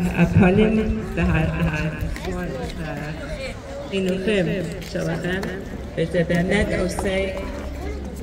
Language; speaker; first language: Hebrew; non-native, fluent; English